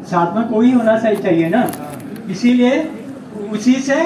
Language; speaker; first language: Hindi; non-native, local second language; Malayalam